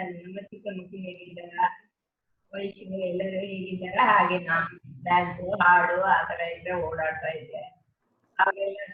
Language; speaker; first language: Kannada; native; Kannada